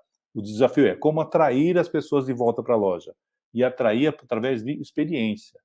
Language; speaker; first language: Portuguese; native; Portuguese